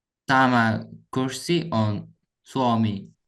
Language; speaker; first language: Finnish; non-native, learner; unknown